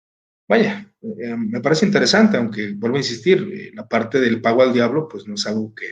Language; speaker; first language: Spanish; native; Spanish